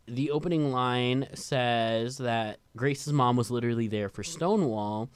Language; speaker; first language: English; native; English